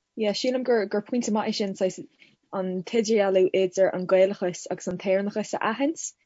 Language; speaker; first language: Irish; non-native, local second language; English